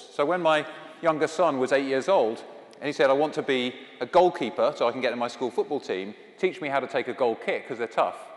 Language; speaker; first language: English; native; English